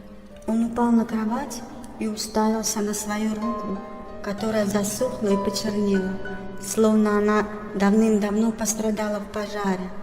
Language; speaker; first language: Russian; native; Russian